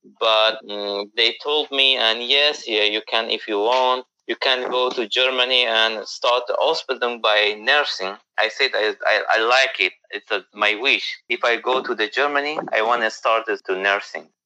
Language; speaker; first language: English; non-native, learner; Persian